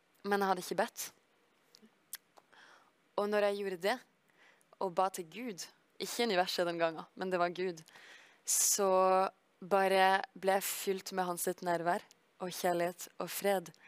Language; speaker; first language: Norwegian; early bilingual, heritage; French